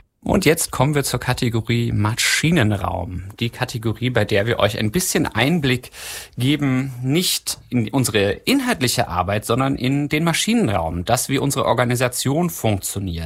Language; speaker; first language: German; native; German